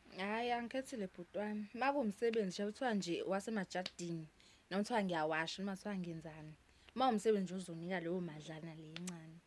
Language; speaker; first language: Zulu; native; Zulu